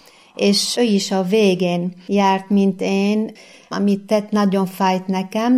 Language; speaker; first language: Hungarian; non-native, fluent; Arabic